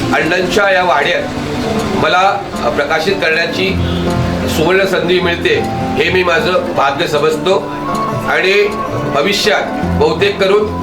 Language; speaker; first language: Marathi; non-native, local second language; Konkani